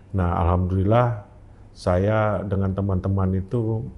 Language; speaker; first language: Indonesian; native; Indonesian